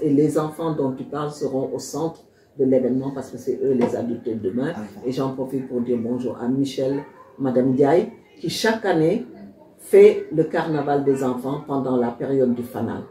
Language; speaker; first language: French; non-native, local second language; Wolof